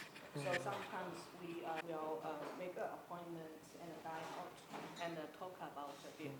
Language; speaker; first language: English; non-native, fluent; Chinese